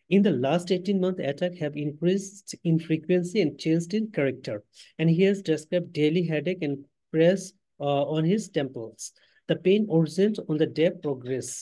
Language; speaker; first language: English; non-native, local second language; Bangla